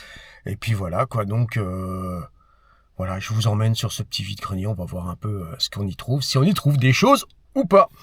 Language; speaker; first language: French; native; French